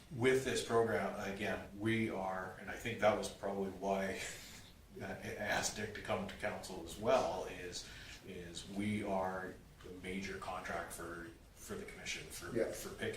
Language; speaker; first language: English; native; English